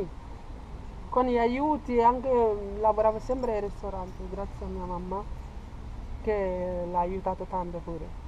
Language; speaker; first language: Italian; non-native, fluent; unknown